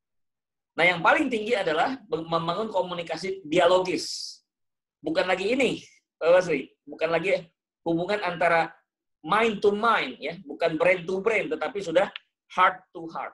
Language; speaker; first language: Indonesian; native; Indonesian